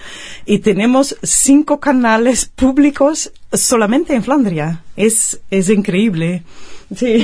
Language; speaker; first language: Spanish; non-native, fluent; Dutch